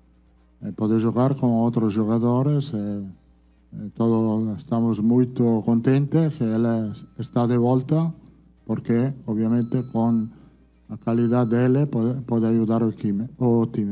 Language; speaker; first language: Portuguese; non-native, fluent; Italian